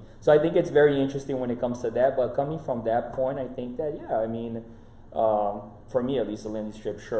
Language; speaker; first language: English; non-native, fluent; Portuguese